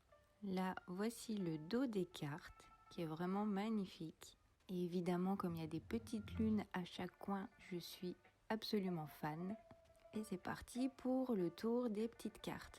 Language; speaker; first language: French; native; French